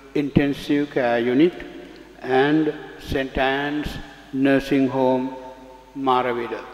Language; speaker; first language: English; non-native, local second language; Sinhala